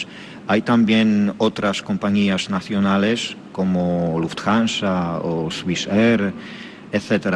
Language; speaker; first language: Spanish; non-native, fluent; Polish